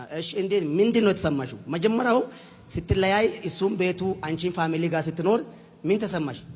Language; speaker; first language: Amharic; non-native, local second language; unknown